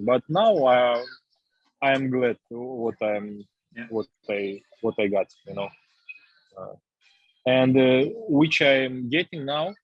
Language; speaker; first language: English; non-native, learner; Russian